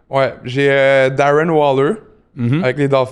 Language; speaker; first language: French; native; French